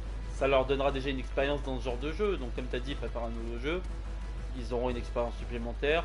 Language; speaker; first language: French; native; French